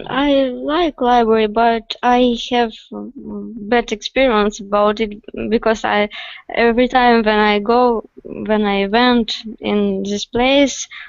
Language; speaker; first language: English; non-native, learner; Russian